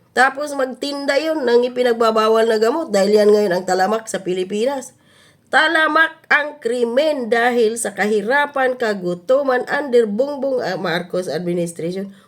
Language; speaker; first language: Filipino; non-native, local second language; Cebuano